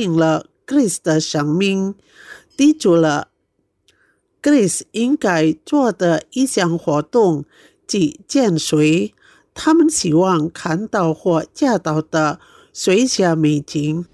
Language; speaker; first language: Chinese; non-native, fluent; Indonesian